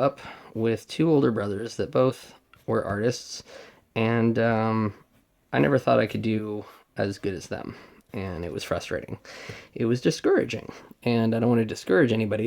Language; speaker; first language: English; native; English